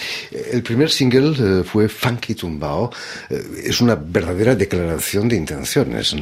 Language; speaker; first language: Spanish; native; Spanish